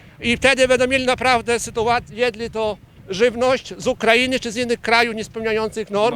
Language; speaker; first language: Polish; native; Polish